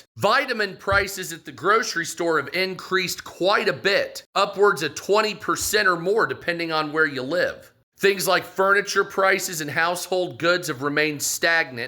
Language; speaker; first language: English; native; English